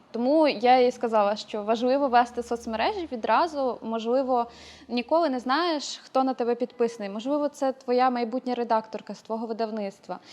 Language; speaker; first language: Ukrainian; native; Ukrainian